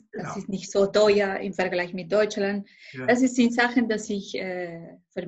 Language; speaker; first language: German; non-native, fluent; Spanish